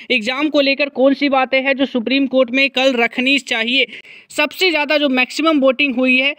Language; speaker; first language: Hindi; native; Hindi